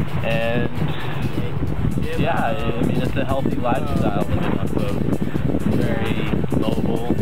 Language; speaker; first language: English; native; English